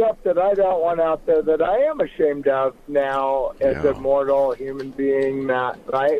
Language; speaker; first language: English; native; English